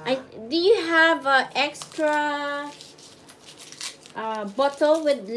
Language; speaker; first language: English; non-native, local second language; Filipino